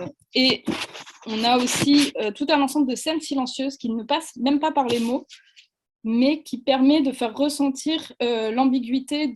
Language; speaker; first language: French; native; French